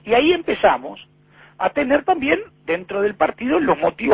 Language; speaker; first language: Spanish; native; Spanish